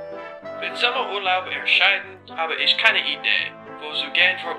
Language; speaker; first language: German; non-native, learner; English